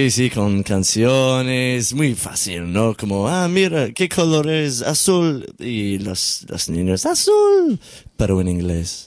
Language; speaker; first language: Spanish; non-native, learner; English